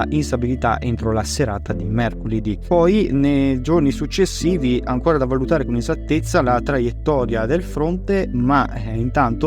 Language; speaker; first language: Italian; native; Italian